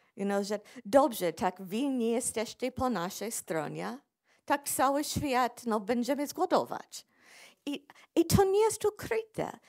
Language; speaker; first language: Polish; non-native, fluent; English